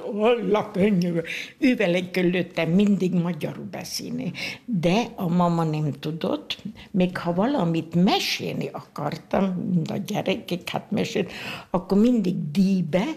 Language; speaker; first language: Hungarian; non-native, local second language; German